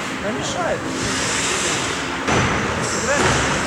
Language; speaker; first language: Russian; native; Russian